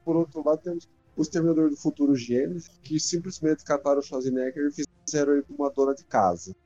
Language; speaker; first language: Portuguese; native; Portuguese